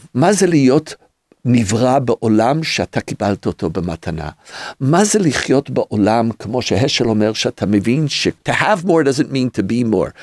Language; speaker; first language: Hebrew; early bilingual, other home language; English